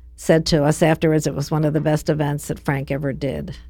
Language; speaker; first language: English; native; English